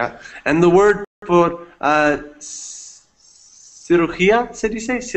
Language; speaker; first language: Spanish; non-native, fluent; English